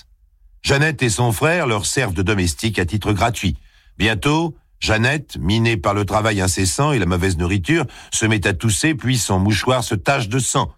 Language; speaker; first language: French; native; French